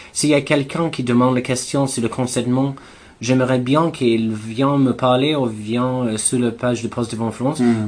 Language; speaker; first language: French; non-native, learner; English